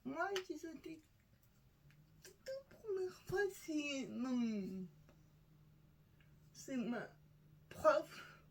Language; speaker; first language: French; non-native, learner; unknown